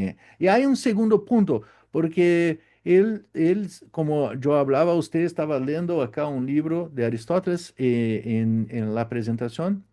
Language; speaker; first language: Spanish; non-native, learner; Portuguese